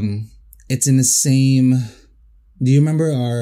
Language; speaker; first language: English; non-native, local second language; Filipino